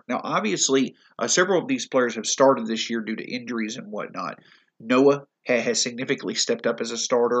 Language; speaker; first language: English; native; English